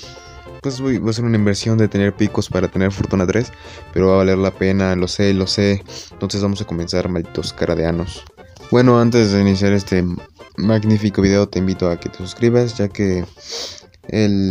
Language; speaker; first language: Spanish; native; Spanish